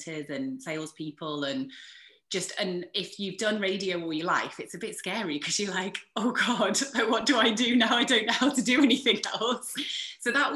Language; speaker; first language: English; native; English